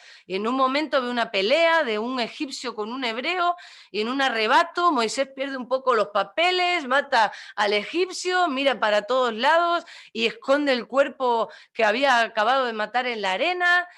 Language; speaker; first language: Spanish; native; Spanish